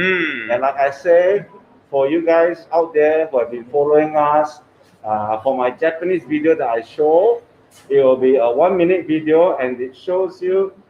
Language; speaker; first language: English; non-native, fluent; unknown